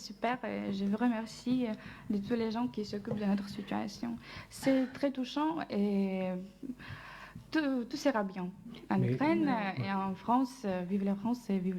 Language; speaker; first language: French; non-native, learner; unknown